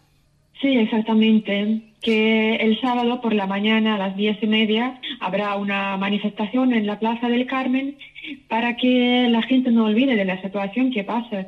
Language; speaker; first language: Spanish; non-native, fluent; Ukrainian